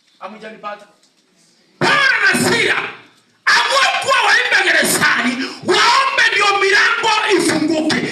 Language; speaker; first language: Swahili; non-native, local second language; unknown